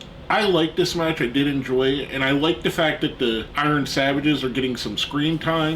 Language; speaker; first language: English; native; English